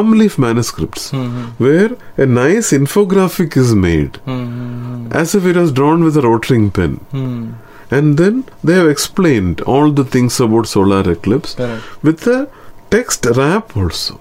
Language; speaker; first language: English; non-native, local second language; Malayalam